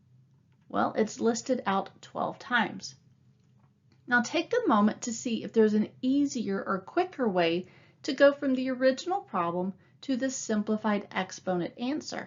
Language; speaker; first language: English; native; English